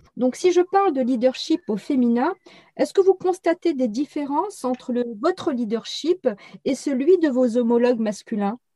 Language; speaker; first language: French; native; French